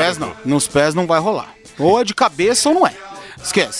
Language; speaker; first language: Portuguese; native; Portuguese